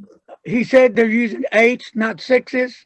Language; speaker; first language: English; native; English